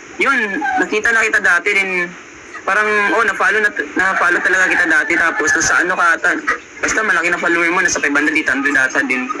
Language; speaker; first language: Filipino; non-native, local second language; Hiligaynon